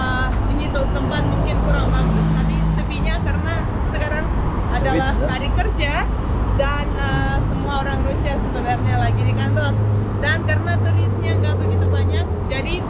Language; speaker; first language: Indonesian; non-native, fluent; Russian